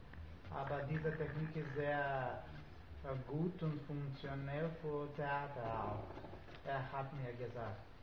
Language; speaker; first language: German; non-native, learner; Macedonian